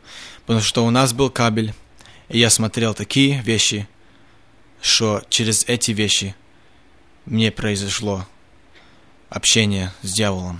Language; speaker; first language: Russian; early bilingual, heritage; Russian